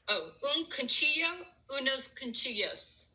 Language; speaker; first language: Spanish; non-native, learner; English